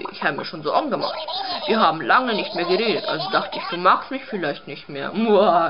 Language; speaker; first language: German; native; German